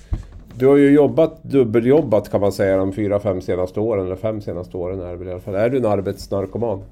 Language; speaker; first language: Swedish; native; Swedish